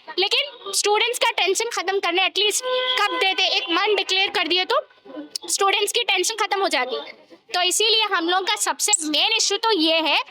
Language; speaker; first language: Hindi; non-native, local second language; Urdu